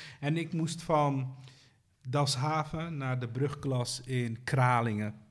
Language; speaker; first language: Dutch; early bilingual, other home language; Arabic